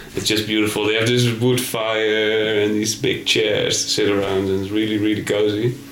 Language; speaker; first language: English; non-native, fluent; Dutch